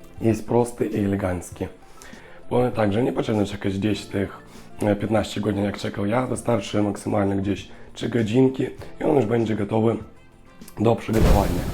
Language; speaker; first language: Polish; non-native, learner; Russian